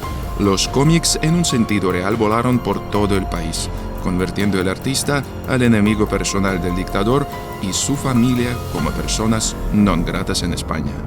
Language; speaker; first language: Spanish; non-native, fluent; Russian